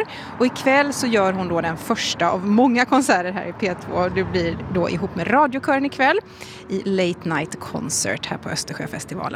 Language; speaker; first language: Swedish; native; Swedish